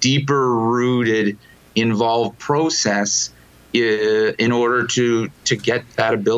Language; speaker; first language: English; native; English